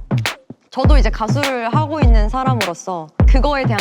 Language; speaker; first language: Korean; native; Korean